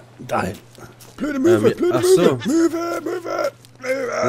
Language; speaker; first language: German; native; German